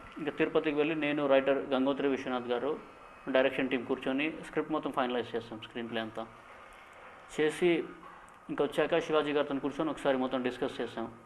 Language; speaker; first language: Telugu; native; Telugu